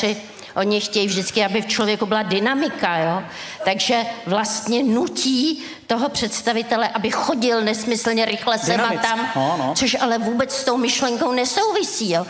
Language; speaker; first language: Czech; native; Czech